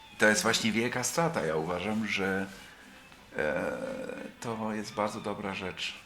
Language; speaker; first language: Polish; non-native, fluent; German